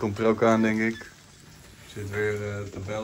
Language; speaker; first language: Dutch; native; Dutch